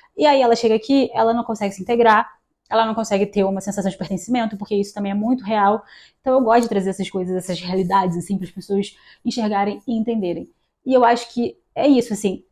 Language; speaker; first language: Portuguese; native; Portuguese